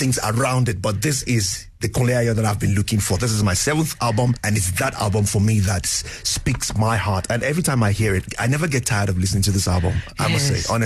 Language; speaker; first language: English; non-native, local second language; Yoruba